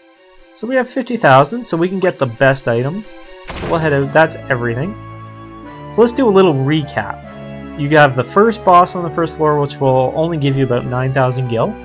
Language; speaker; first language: English; native; English